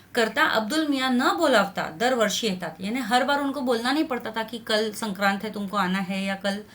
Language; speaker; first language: Hindi; non-native, local second language; Marathi